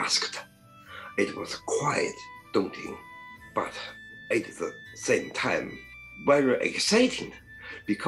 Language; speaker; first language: English; non-native, learner; Chinese